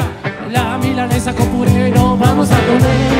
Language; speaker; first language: Spanish; native; Spanish